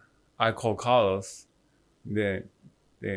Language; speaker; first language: English; non-native, learner; Japanese